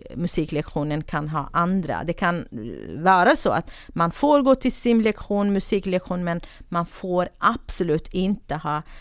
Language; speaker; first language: Swedish; non-native, fluent; Kurdish